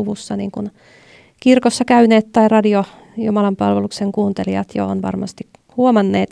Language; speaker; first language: Finnish; native; Finnish